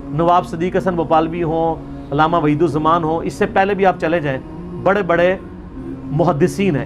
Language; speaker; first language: Urdu; non-native, local second language; Punjabi